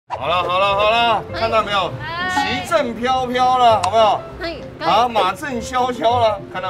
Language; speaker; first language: Chinese; native; Chinese